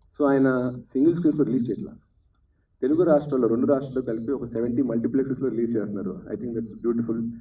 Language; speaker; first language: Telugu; native; Telugu